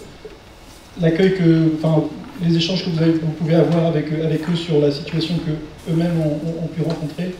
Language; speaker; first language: French; native; French